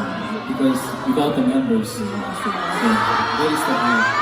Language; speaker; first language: English; non-native, learner; Korean